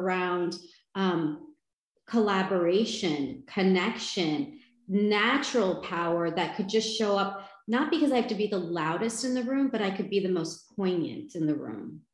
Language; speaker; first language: English; native; English